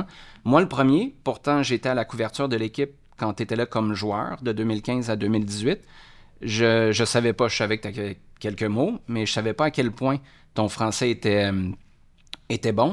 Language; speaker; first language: French; native; French